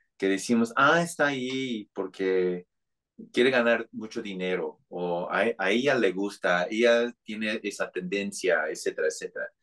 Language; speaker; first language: Spanish; non-native, fluent; English